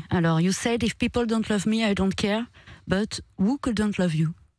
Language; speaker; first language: English; non-native, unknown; French